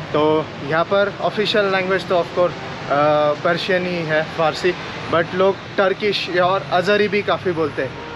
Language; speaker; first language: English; non-native, local second language; Hindi